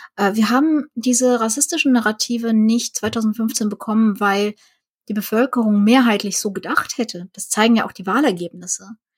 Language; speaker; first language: German; early bilingual, other home language; Russian